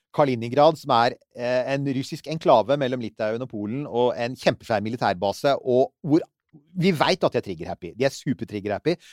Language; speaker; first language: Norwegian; native; Norwegian